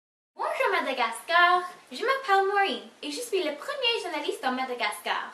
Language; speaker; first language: French; non-native, learner; English